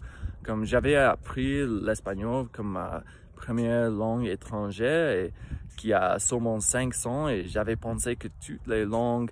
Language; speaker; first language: French; non-native, fluent; English